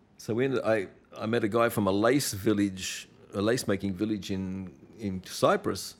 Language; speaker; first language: English; native; English